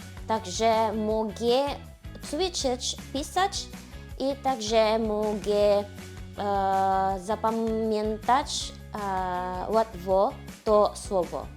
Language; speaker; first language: Polish; non-native, learner; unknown